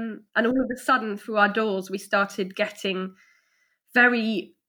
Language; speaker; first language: English; native; English